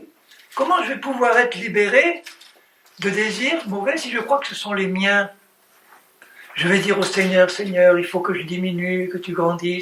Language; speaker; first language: French; native; French